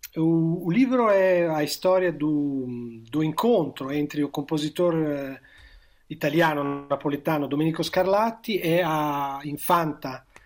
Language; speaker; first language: Portuguese; non-native, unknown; Italian